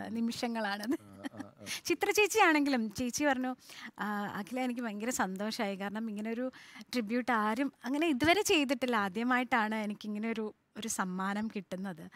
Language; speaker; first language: Malayalam; native; Malayalam